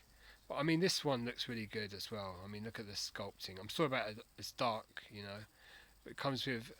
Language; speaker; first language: English; native; English